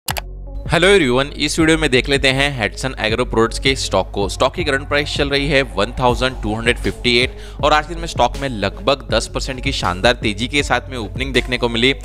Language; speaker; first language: Hindi; native; Hindi